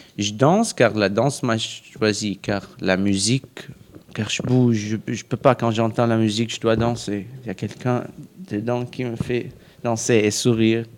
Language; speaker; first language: French; non-native, local second language; Arabic